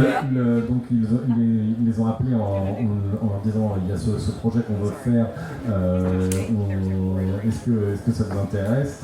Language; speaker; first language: French; native; French